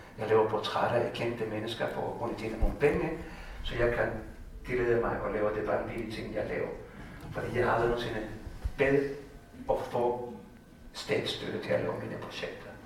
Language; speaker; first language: Danish; non-native, fluent; Spanish